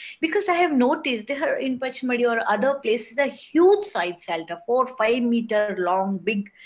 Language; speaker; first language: English; non-native, local second language; Hindi